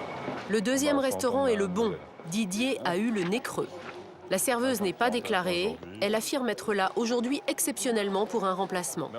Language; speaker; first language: French; native; French